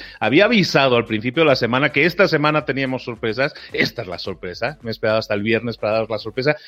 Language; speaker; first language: Spanish; native; Spanish